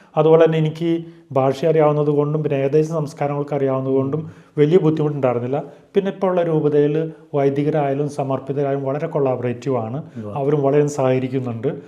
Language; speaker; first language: Malayalam; native; Malayalam